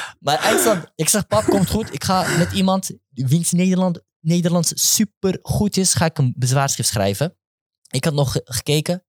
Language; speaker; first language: Dutch; early bilingual, other home language; Turkish